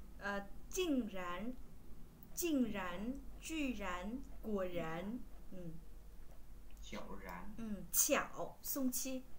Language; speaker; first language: Chinese; non-native, fluent; Vietnamese